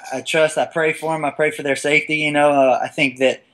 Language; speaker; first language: English; native; English